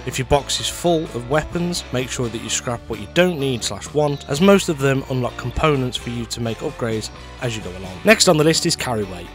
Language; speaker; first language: English; native; English